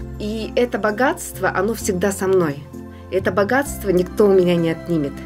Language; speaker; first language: Russian; non-native, local second language; Yakut